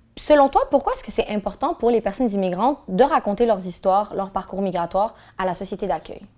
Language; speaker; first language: French; native; French